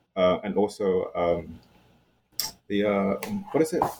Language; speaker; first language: English; non-native, fluent; Chinese